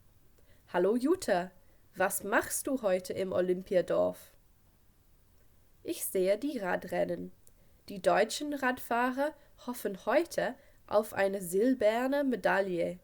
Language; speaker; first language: German; non-native, fluent; English